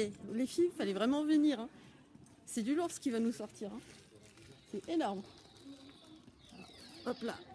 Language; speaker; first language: French; native; French